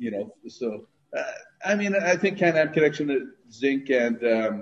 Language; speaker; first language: English; native; English